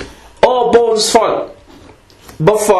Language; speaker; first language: Danish; non-native, fluent; Arabic